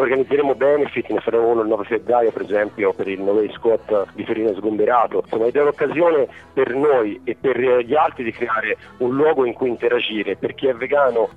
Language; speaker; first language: Italian; native; Italian